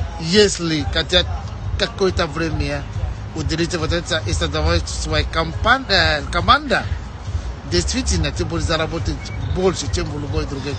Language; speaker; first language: Russian; non-native, fluent; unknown